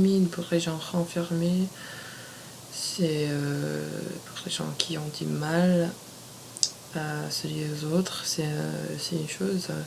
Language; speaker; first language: French; non-native, fluent; English